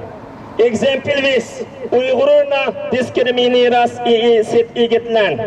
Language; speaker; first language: Swedish; non-native, learner; Uyghur